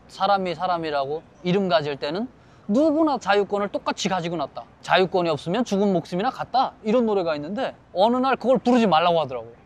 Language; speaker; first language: Korean; native; Korean